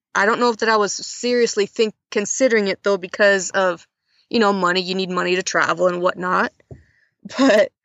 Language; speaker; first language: English; native; English